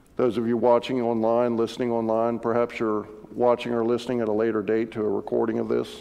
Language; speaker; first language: English; native; English